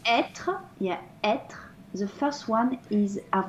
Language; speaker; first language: English; non-native, fluent; French